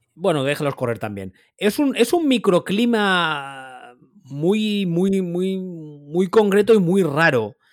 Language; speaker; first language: Spanish; native; Spanish